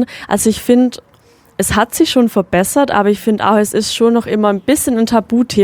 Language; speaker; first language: German; native; German